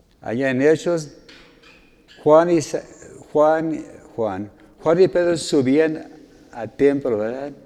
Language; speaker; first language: Spanish; non-native, fluent; English